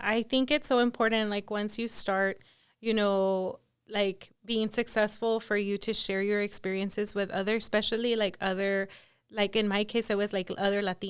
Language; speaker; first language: English; early bilingual, other home language; Spanish